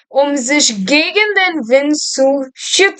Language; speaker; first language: German; non-native, fluent; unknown